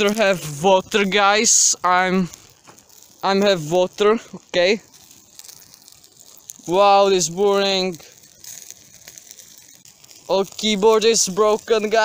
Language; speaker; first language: English; non-native, learner; Czech